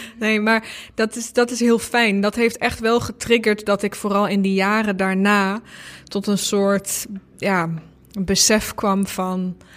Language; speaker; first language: Dutch; early bilingual, other home language; Bosnian